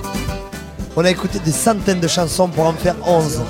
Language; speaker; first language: French; native; French